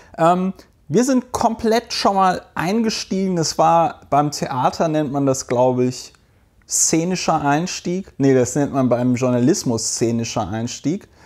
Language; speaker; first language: German; native; German